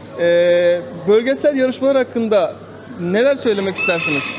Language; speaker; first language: Turkish; native; Turkish